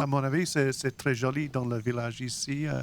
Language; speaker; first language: French; non-native, learner; English